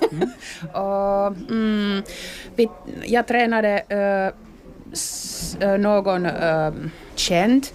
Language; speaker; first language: Swedish; non-native, local second language; Finnish